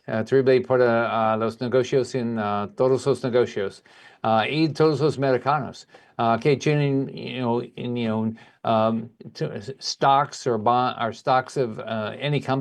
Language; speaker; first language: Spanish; non-native, learner; English